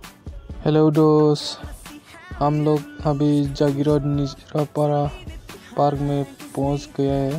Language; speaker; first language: Hindi; non-native, local second language; Bodo